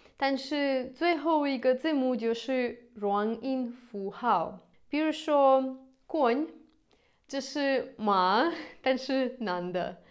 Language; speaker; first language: Chinese; non-native, fluent; Russian